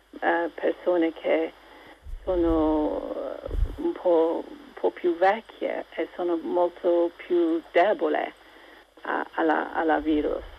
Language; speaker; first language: Italian; non-native, local second language; English